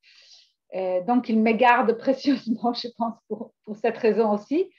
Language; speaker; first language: French; non-native, fluent; Italian